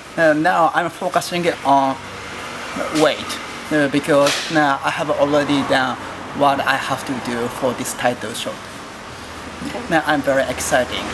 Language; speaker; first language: English; non-native, learner; Japanese